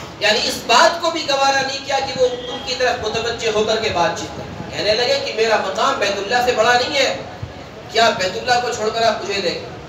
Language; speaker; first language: Urdu; non-native, local second language; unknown